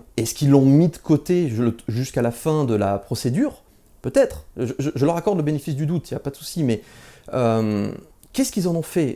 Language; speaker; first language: French; native; French